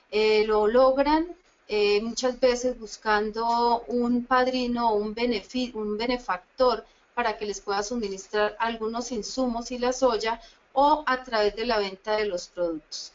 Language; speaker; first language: Spanish; native; Spanish